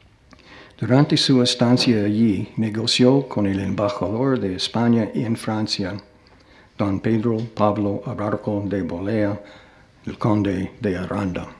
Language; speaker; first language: Spanish; non-native, fluent; English